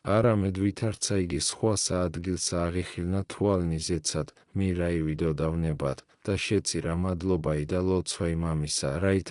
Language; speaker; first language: Georgian; native; Georgian